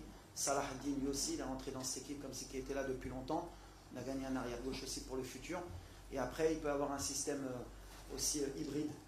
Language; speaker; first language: French; native; French